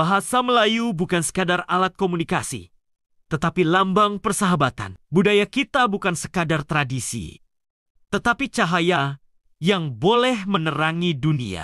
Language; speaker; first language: Malay; native; Malay